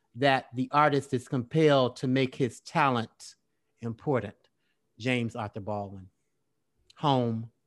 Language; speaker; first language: English; native; English